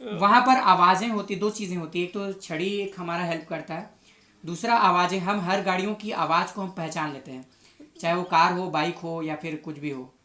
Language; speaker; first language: Hindi; native; Hindi